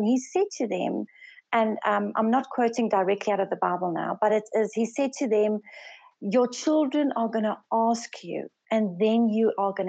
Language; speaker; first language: English; non-native, local second language; Afrikaans